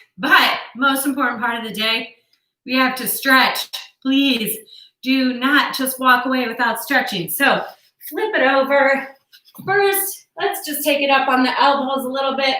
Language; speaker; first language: English; native; English